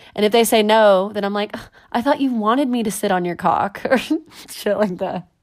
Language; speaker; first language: English; native; English